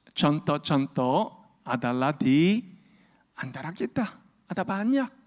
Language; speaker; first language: Indonesian; non-native, fluent; Korean